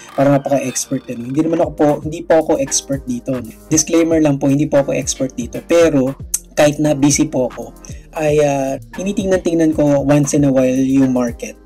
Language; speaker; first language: Filipino; non-native, local second language; Cebuano